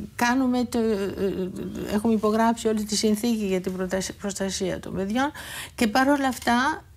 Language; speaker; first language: Greek; native; Greek